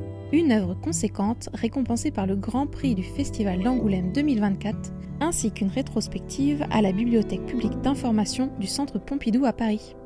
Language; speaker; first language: French; native; French